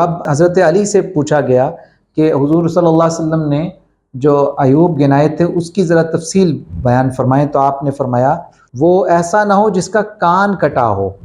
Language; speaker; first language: Urdu; native; Urdu